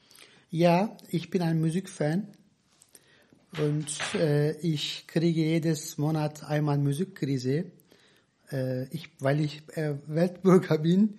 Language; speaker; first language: German; non-native, fluent; Turkish